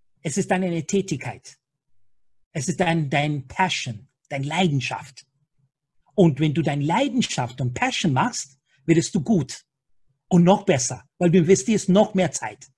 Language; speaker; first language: German; non-native, fluent; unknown